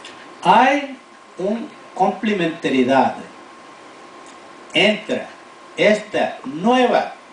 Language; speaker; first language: Spanish; non-native, fluent; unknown